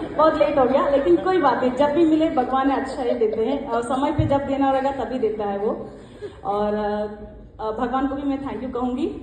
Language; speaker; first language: Hindi; non-native, local second language; Kannada